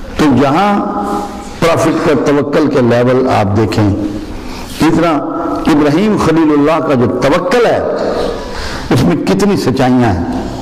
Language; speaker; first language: Urdu; non-native, local second language; Punjabi